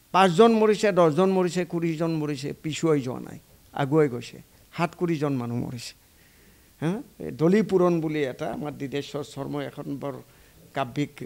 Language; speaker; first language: Assamese; native; Assamese